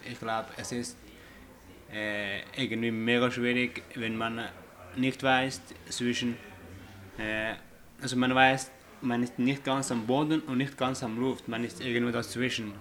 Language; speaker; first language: German; non-native, fluent; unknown